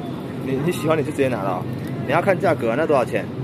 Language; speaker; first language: Chinese; native; Chinese